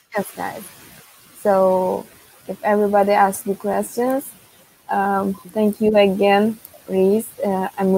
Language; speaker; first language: English; non-native, fluent; Turkish